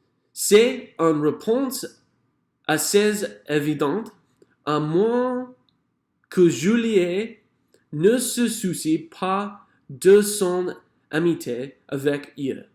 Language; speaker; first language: French; non-native, learner; English